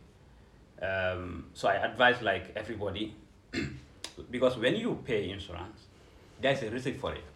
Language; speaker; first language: English; non-native, local second language; Fula